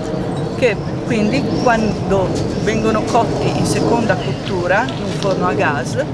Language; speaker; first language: Italian; native; Italian